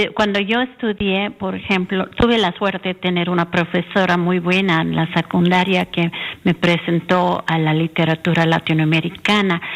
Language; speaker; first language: Spanish; early bilingual, heritage; English